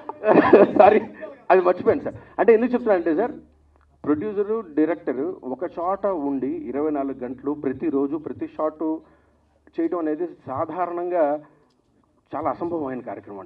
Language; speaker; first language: Telugu; native; Telugu